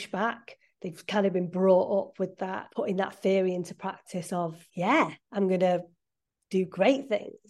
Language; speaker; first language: English; native; English